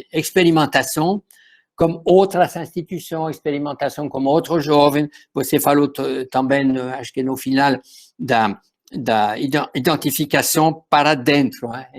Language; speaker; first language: Portuguese; non-native, fluent; French